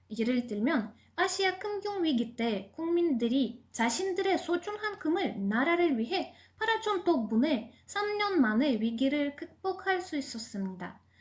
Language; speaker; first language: Korean; non-native, fluent; Russian